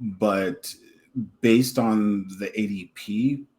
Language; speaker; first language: English; native; English